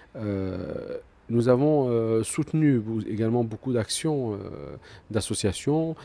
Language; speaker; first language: French; early bilingual, other home language; Arabic